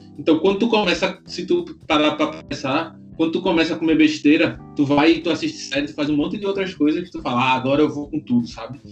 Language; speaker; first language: Portuguese; native; Portuguese